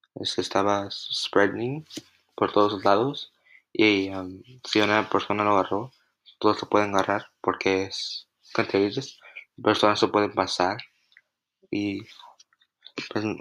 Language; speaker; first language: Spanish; early bilingual, heritage; Spanish